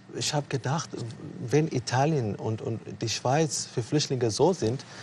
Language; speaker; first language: German; non-native, fluent; Tigrinya